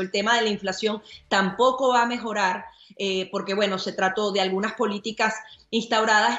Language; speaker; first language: Spanish; native; Spanish